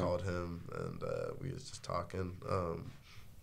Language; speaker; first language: English; native; English